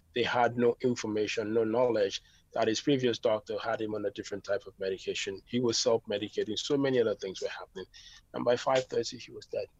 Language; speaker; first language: English; native; English